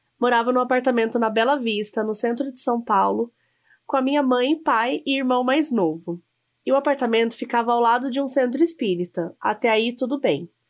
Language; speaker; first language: Portuguese; native; Portuguese